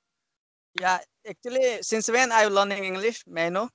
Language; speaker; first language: English; non-native, learner; Hindi